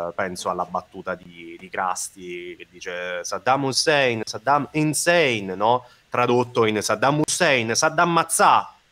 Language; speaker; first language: Italian; non-native, local second language; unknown